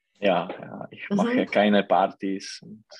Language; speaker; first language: German; non-native, learner; Czech